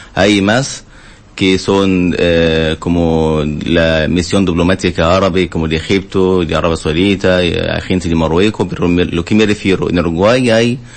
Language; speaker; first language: Spanish; non-native, learner; Arabic